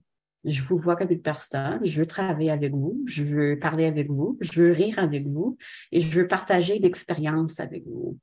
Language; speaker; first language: French; non-native, local second language; English